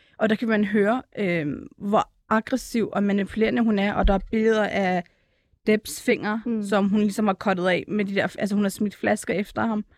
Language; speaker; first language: Danish; early bilingual, other home language; Turkish